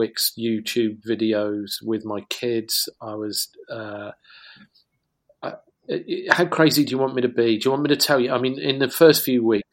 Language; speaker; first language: English; native; English